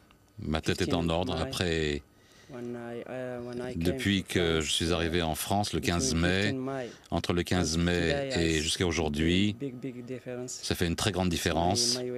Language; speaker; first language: French; non-native, local second language; Arabic